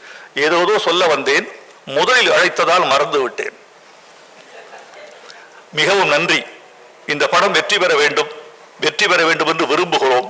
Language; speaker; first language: Tamil; native; Tamil